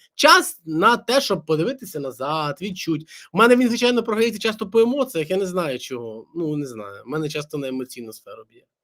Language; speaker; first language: Ukrainian; native; Ukrainian